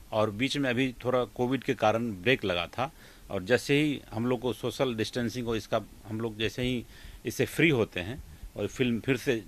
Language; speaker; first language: Hindi; native; Hindi